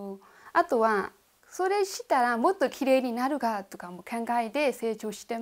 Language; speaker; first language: Japanese; non-native, learner; Burmese